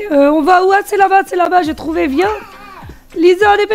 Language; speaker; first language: French; native; French